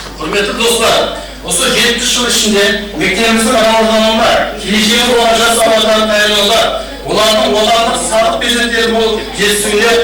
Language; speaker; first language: Uzbek; non-native, local second language; Kara-Kalpak